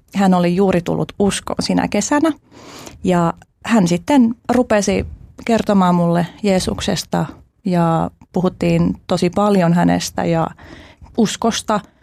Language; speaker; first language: Finnish; early bilingual, other home language; Albanian